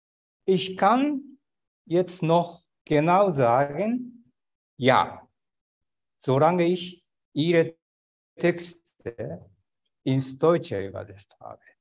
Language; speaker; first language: German; non-native, fluent; Japanese